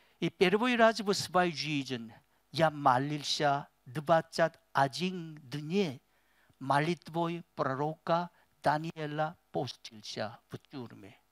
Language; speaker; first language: Russian; non-native, learner; Korean